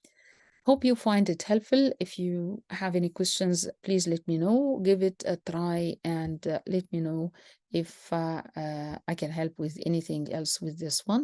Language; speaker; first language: English; non-native, fluent; Arabic